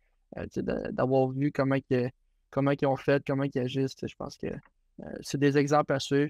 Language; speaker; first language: French; native; French